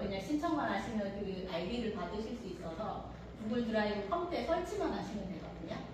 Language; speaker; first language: Korean; native; Korean